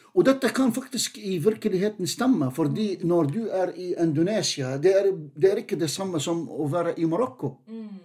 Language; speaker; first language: Norwegian; non-native, fluent; Arabic